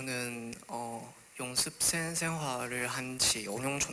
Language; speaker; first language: Korean; non-native, learner; Chinese